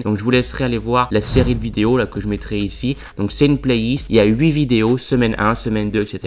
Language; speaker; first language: French; native; French